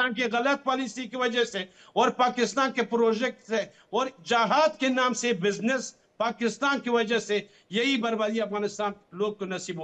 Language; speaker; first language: Hindi; non-native, fluent; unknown